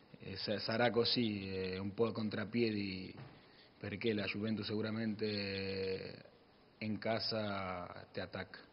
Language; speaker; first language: Italian; non-native, learner; Spanish